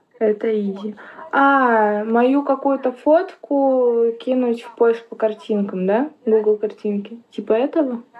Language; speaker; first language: Russian; native; Russian